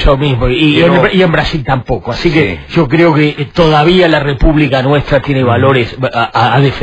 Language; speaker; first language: Spanish; native; Spanish